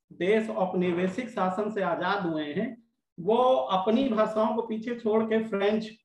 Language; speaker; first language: Hindi; native; Hindi